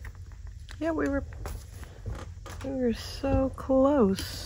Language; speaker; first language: English; native; English